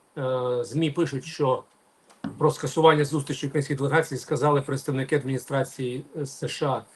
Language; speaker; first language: Ukrainian; non-native, local second language; Russian